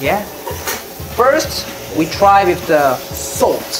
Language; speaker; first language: English; non-native, fluent; Korean